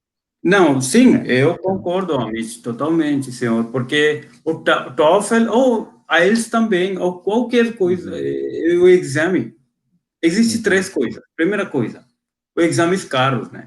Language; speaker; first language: Portuguese; non-native, fluent; Hindi